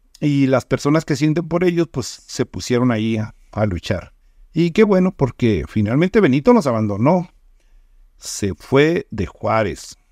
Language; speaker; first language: Spanish; native; Spanish